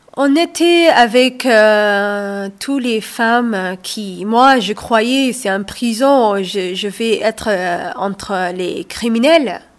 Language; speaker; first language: French; non-native, learner; Somali